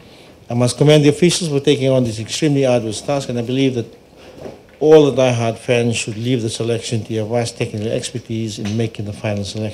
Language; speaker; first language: English; non-native, local second language; Fijian